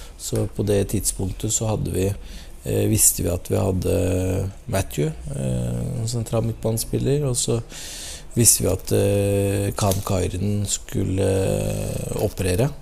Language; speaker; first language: Norwegian; native; Norwegian